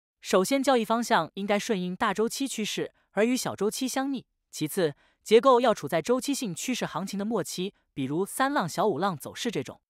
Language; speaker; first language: Chinese; native; Chinese